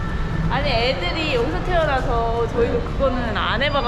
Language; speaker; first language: Korean; native; Korean